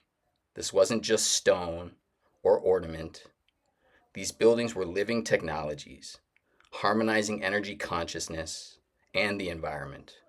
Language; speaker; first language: English; native; English